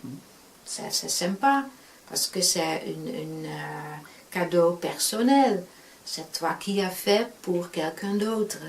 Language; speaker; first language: French; non-native, fluent; Dutch